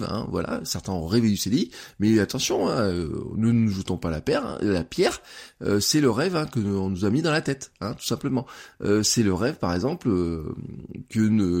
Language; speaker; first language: French; native; French